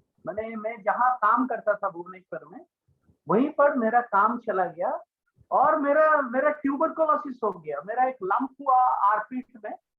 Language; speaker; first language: Hindi; non-native, local second language; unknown